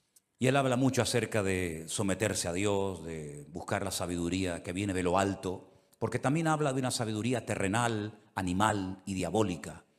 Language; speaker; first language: Spanish; native; Spanish